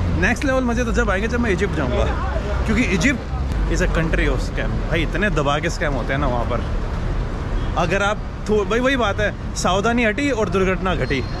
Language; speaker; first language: Hindi; native; Hindi